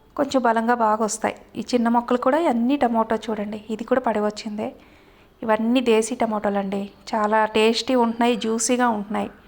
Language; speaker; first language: Telugu; native; Telugu